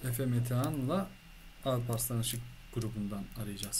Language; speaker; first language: Turkish; native; Turkish